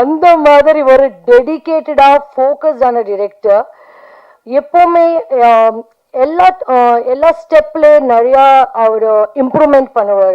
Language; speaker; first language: Tamil; non-native, learner; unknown